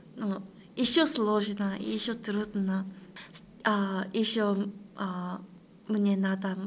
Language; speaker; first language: Russian; non-native, fluent; Korean